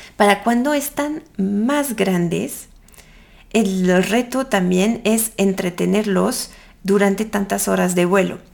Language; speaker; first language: Spanish; non-native, fluent; French